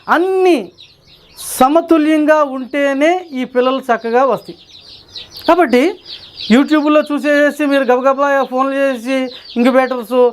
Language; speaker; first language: Telugu; native; Telugu